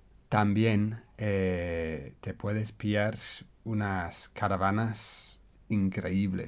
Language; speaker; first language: Spanish; non-native, fluent; English